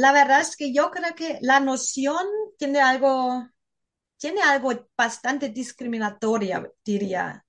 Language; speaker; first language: Spanish; non-native, fluent; German